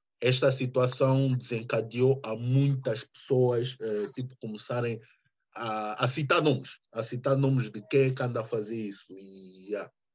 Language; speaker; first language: Portuguese; early bilingual, heritage; Portuguese